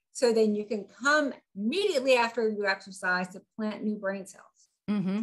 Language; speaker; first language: English; native; English